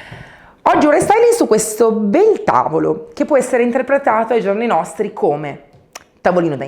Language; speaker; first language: Italian; native; Italian